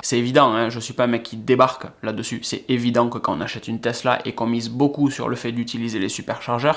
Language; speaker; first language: French; native; French